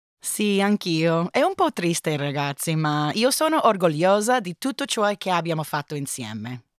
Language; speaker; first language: Italian; non-native, learner; English